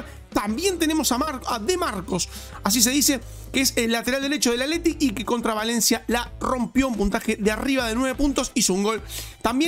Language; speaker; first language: Spanish; native; Spanish